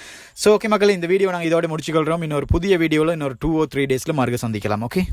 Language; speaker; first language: Tamil; native; Tamil